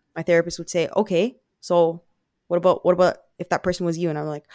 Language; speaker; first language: English; non-native, fluent; Filipino